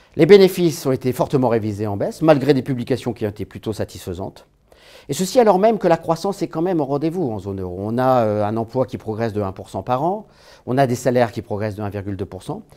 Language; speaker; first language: French; native; French